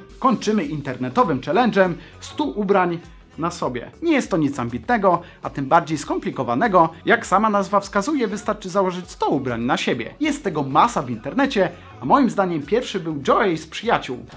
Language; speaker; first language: Polish; native; Polish